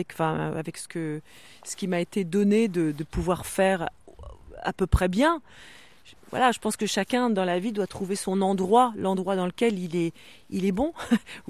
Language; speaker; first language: French; non-native, local second language; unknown